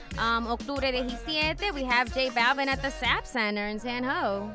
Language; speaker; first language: English; early bilingual, other home language; Spanish